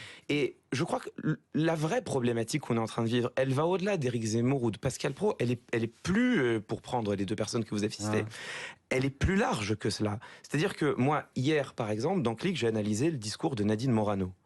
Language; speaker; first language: French; native; French